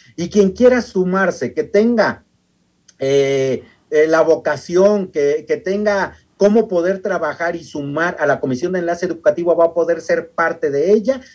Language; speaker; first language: Spanish; native; Spanish